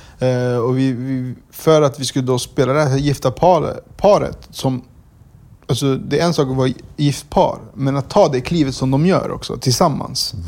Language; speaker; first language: Swedish; early bilingual, other home language; Kurdish